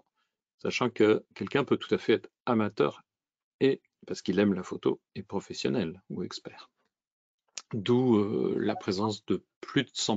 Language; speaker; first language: French; native; French